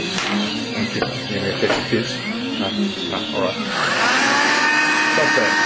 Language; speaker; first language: English; native; English